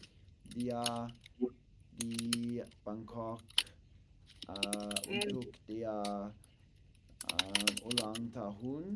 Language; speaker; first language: Indonesian; non-native, learner; English